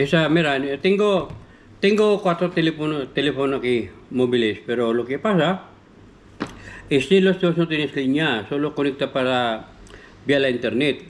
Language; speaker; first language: Spanish; non-native, learner; Filipino